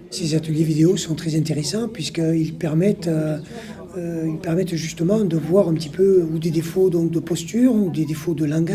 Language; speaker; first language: French; native; French